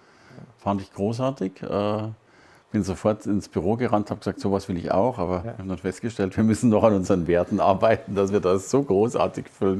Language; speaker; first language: German; native; German